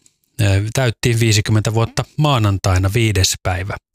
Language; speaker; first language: Finnish; native; Finnish